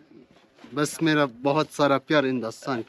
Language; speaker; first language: Hindi; non-native, learner; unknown